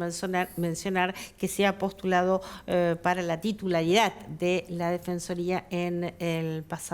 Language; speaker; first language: Spanish; native; Spanish